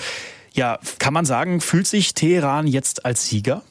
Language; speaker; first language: German; native; German